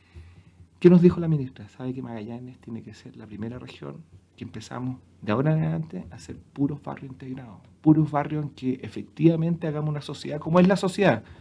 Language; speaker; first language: Spanish; native; Spanish